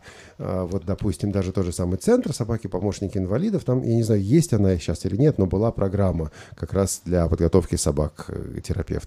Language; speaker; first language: Russian; native; Russian